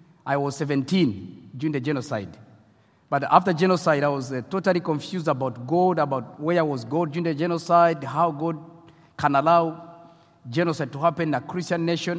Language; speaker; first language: English; non-native, local second language; French